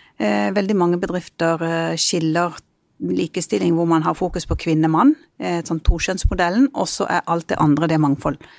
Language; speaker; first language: Norwegian; early bilingual, other home language; Punjabi